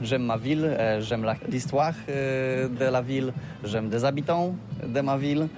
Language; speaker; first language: French; non-native, learner; Polish